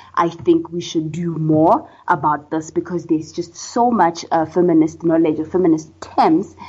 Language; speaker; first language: English; non-native, local second language; Tswana